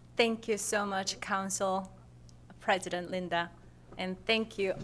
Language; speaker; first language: English; non-native, fluent; Korean